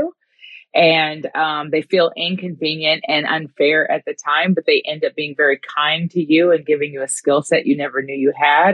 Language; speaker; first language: English; native; English